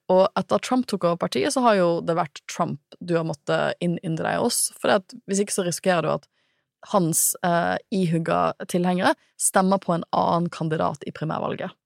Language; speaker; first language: Norwegian; native; Norwegian